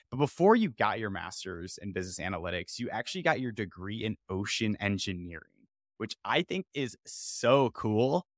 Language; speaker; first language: English; native; English